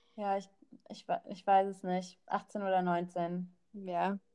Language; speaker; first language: German; non-native, local second language; Thai